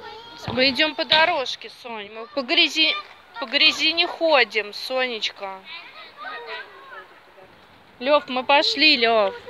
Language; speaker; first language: Russian; native; Russian